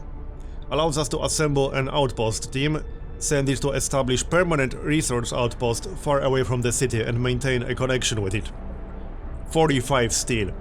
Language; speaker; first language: English; native; English